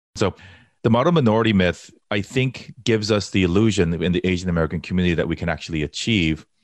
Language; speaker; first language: English; early bilingual, other home language; Korean